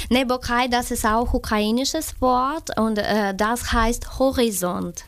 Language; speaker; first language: German; non-native, learner; Ukrainian